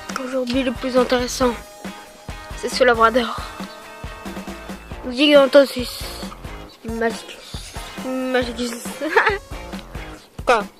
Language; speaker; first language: French; native; French